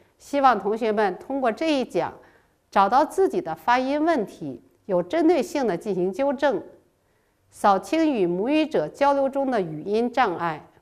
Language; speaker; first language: Chinese; native; Chinese